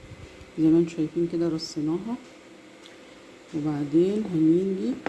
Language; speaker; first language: Arabic; native; Arabic